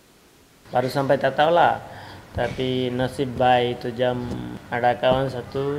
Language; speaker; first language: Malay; non-native, learner; Bangla